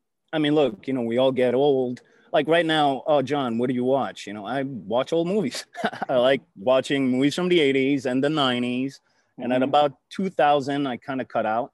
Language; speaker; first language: English; native; English